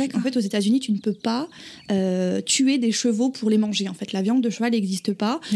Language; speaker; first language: French; native; French